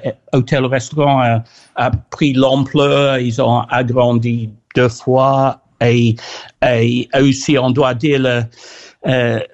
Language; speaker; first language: French; non-native, fluent; English